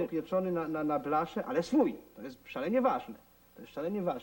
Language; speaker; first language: Polish; non-native, local second language; Rusyn